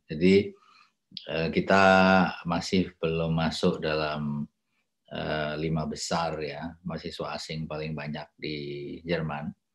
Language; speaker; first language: Indonesian; native; Indonesian